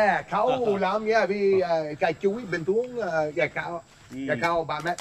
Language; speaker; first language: Vietnamese; non-native, fluent; English